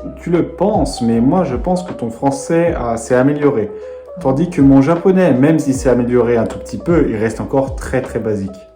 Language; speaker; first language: French; native; French